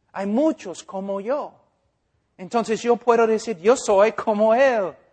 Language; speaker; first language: Spanish; non-native, fluent; English